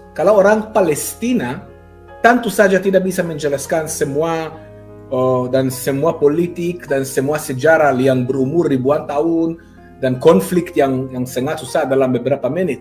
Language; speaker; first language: Indonesian; non-native, fluent; Hebrew